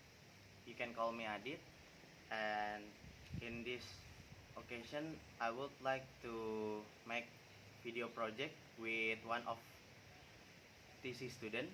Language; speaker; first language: English; non-native, learner; Indonesian